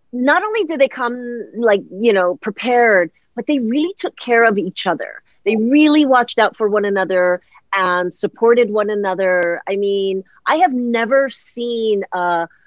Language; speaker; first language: English; early bilingual, other home language; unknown